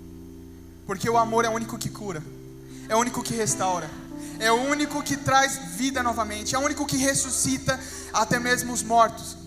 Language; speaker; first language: Portuguese; native; Portuguese